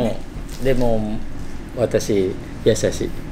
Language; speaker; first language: Japanese; non-native, learner; Indonesian